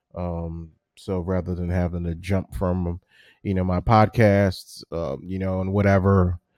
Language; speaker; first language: English; native; English